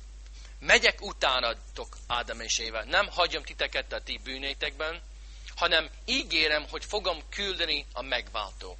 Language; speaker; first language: Hungarian; non-native, fluent; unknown